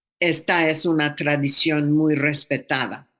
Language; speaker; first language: Spanish; non-native, fluent; English